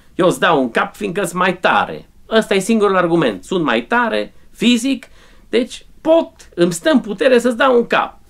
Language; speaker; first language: Romanian; native; Romanian